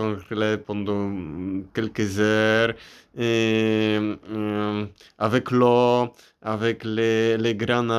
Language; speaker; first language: French; non-native, fluent; Polish